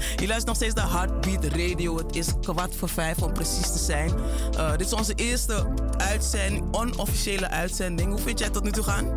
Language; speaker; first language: Dutch; early bilingual, other home language; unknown